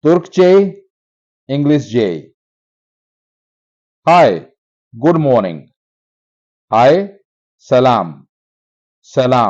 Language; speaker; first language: Turkish; non-native, learner; Urdu